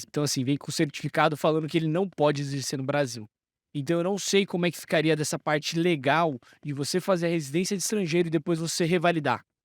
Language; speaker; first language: Portuguese; native; Portuguese